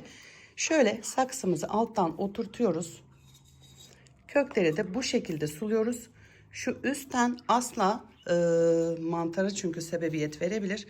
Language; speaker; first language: Turkish; native; Turkish